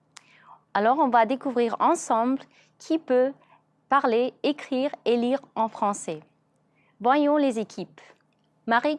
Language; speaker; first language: French; non-native, fluent; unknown